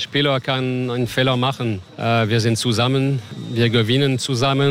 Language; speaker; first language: German; non-native, learner; French